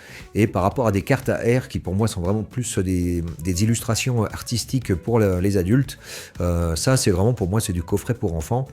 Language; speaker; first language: French; native; French